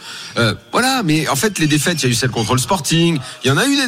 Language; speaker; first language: French; native; French